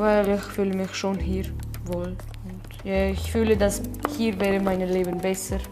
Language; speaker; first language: German; non-native, learner; Ukrainian